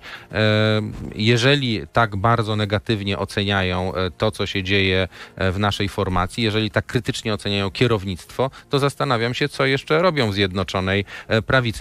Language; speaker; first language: Polish; native; Polish